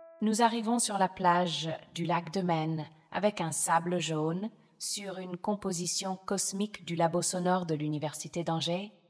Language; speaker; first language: French; native; French